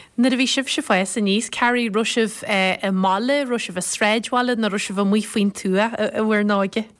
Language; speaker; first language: Irish; native; Irish